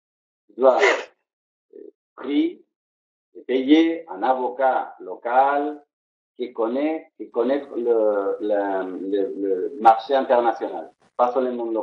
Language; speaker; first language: French; non-native, fluent; Spanish